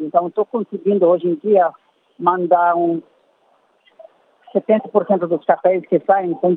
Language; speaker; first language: Portuguese; non-native, fluent; English